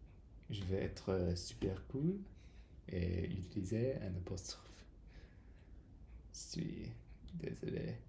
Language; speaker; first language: French; non-native, learner; English